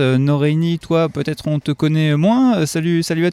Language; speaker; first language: French; native; French